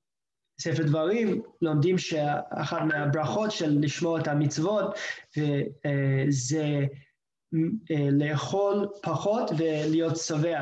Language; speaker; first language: Hebrew; non-native, fluent; English